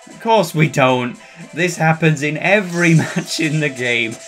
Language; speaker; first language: English; native; English